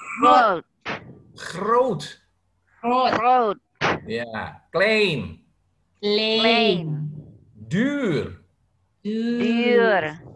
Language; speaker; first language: Dutch; non-native, fluent; Indonesian